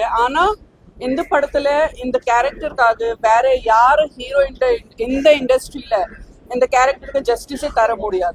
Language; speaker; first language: Tamil; non-native, fluent; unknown